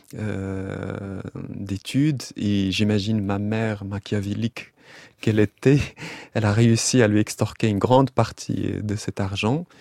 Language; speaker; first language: French; non-native, local second language; Arabic